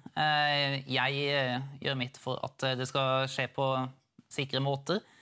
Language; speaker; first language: Norwegian; native; Norwegian